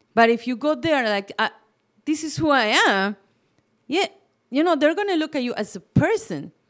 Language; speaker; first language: English; non-native, fluent; Spanish